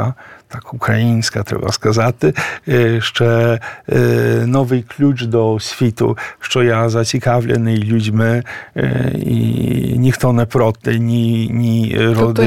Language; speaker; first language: Ukrainian; non-native, fluent; Polish